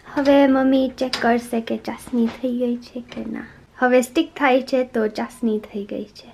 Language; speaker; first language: Gujarati; early bilingual, heritage; Gujarati